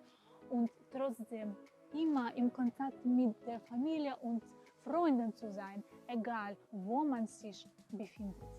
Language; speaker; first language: German; non-native, learner; Ukrainian